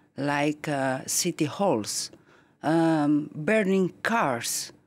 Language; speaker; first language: English; non-native, fluent; Greek